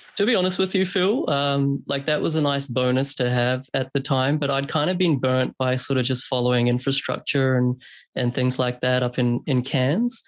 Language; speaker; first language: English; early bilingual, other home language; Hindi